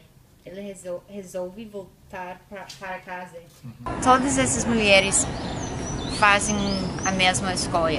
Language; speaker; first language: Portuguese; non-native, fluent; English